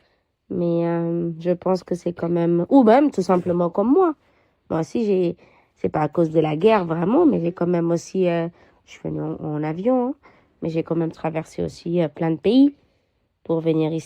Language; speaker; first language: French; non-native, fluent; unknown